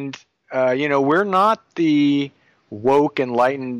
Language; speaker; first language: English; native; English